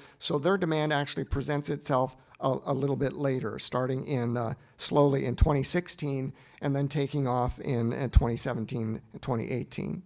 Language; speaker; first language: English; native; English